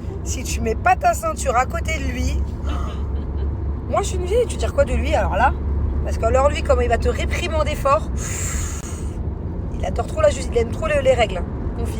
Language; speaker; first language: French; native; French